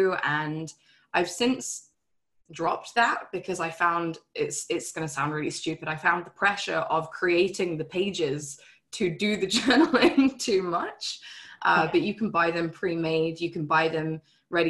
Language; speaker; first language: English; native; English